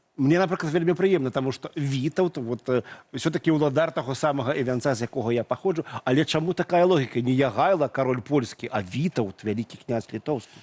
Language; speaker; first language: Belarusian; native; Belarusian